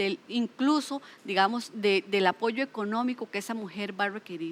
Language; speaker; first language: Spanish; native; Spanish